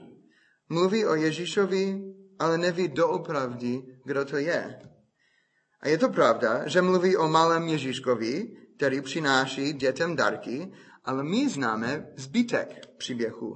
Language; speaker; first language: Czech; non-native, fluent; English